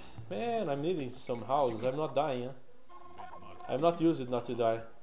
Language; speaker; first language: English; non-native, fluent; Portuguese